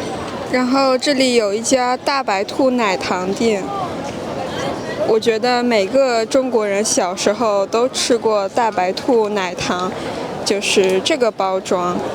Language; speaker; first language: Chinese; non-native, fluent; French